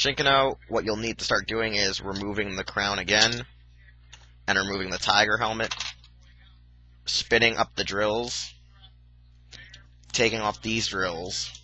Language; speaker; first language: English; native; English